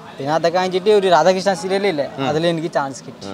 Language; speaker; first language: Malayalam; non-native, learner; Odia